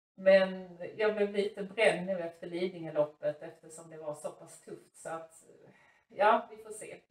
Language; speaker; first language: Swedish; native; Swedish